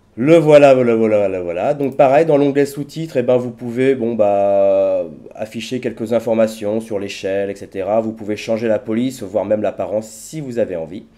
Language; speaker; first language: French; native; French